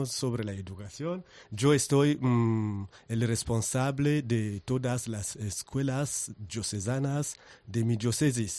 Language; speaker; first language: Spanish; non-native, learner; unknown